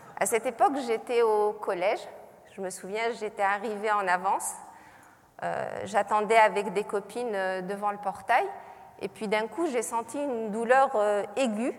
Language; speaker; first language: French; non-native, local second language; Arabic